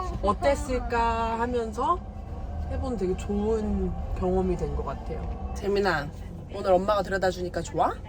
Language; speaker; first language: Korean; native; Korean